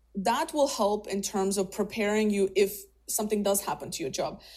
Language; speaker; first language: English; early bilingual, other home language; Russian